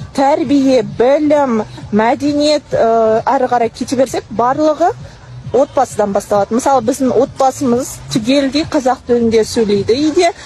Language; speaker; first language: Kazakh; native; Kazakh